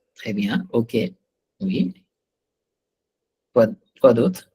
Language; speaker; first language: French; non-native, fluent; Hindi